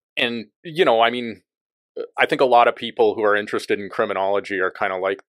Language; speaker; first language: English; native; English